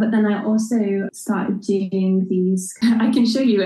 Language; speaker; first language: English; native; English